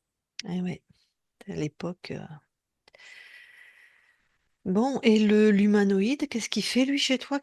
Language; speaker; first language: French; native; French